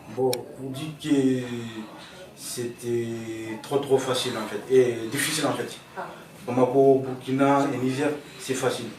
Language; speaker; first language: French; non-native, local second language; Soninke